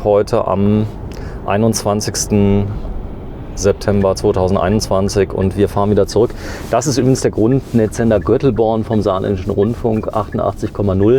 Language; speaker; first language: German; native; German